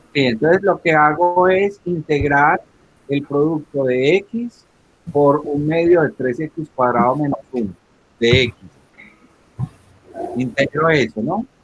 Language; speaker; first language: Spanish; native; Spanish